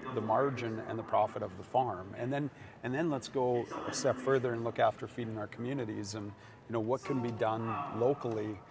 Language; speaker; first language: English; native; English